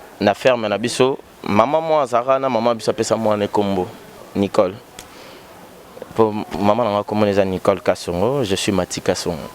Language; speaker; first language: Lingala; native; Lingala